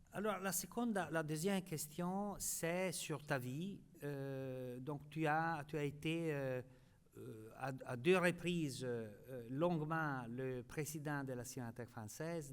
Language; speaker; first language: French; non-native, fluent; Italian